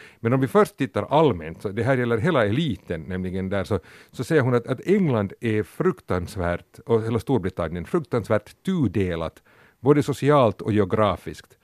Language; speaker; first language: Swedish; native; Swedish